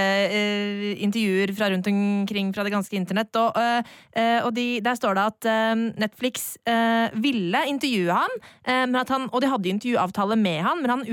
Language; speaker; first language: Norwegian; native; Norwegian